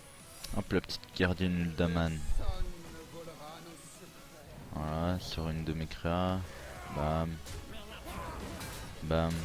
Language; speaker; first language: French; native; French